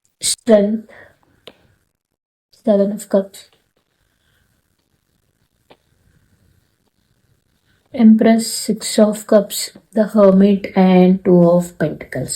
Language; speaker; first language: English; non-native, local second language; Telugu